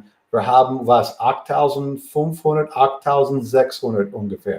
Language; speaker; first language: German; non-native, fluent; English